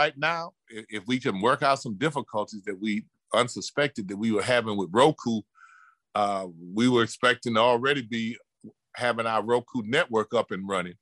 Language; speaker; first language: English; native; English